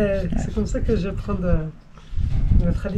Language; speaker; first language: French; non-native, local second language; Arabic